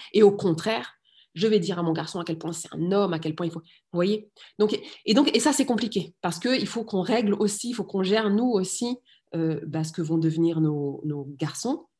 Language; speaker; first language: French; early bilingual, other home language; Riffian